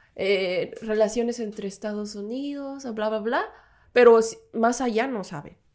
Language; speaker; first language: Spanish; non-native, fluent; Korean